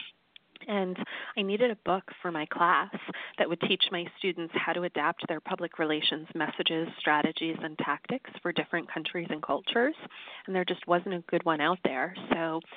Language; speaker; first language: English; native; English